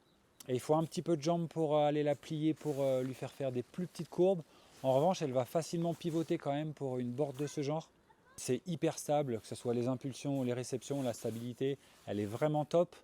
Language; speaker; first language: French; native; French